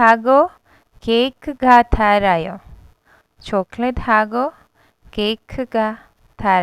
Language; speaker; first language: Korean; non-native, learner; Hindi